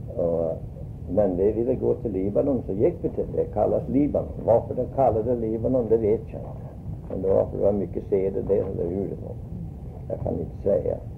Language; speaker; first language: Swedish; early bilingual, heritage; Swedish